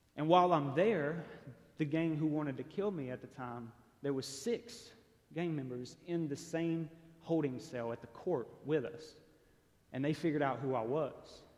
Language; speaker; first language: English; native; English